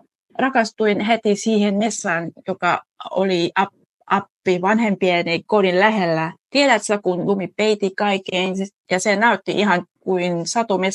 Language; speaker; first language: Finnish; non-native, fluent; Vietnamese